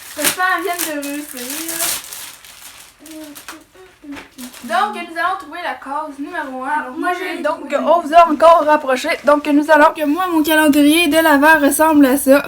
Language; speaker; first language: French; native; French